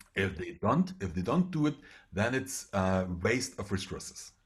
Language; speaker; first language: English; non-native, fluent; German